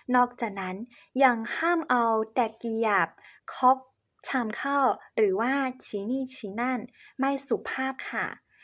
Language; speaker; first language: Thai; non-native, fluent; Chinese